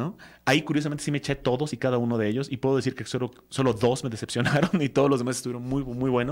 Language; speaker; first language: Spanish; native; Spanish